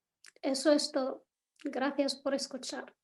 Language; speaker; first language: Spanish; non-native, local second language; Arabic